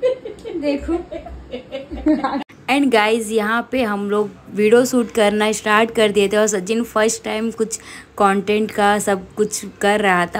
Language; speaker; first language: Hindi; native; Hindi